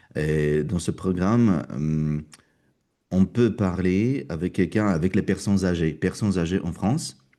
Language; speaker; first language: French; non-native, fluent; Russian